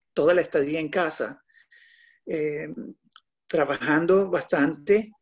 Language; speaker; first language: Spanish; native; Spanish